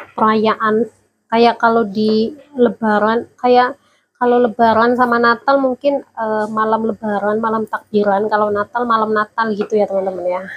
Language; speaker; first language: Indonesian; non-native, local second language; Javanese